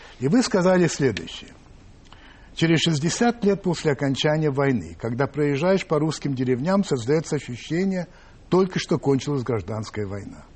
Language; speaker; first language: Russian; non-native, fluent; French